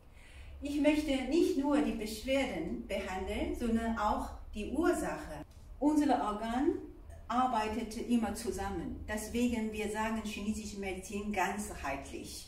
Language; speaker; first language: German; non-native, fluent; Chinese